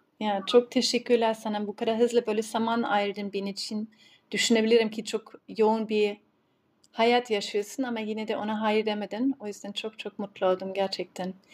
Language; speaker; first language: Turkish; early bilingual, heritage; Turkish